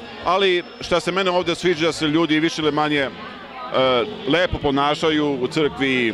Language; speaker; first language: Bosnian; early bilingual, heritage; Serbian